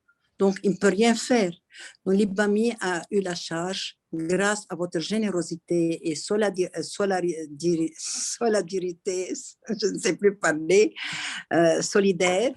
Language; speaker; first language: French; non-native, local second language; Arabic